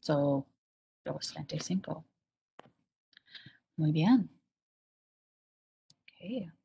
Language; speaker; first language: Spanish; non-native, learner; English